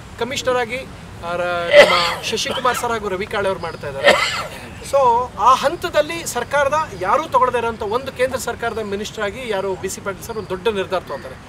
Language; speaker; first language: Kannada; native; Kannada